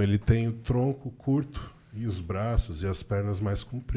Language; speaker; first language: Portuguese; native; Portuguese